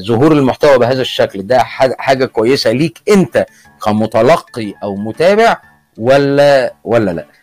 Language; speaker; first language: Arabic; native; Arabic